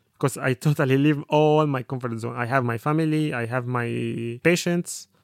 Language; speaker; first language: English; non-native, fluent; Arabic